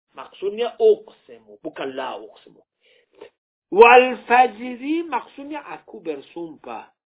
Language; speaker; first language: Indonesian; non-native, fluent; Persian